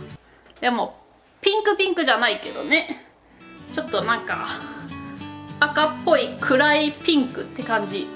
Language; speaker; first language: Japanese; non-native, fluent; German